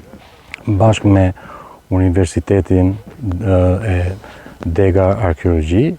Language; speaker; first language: Albanian; native; Albanian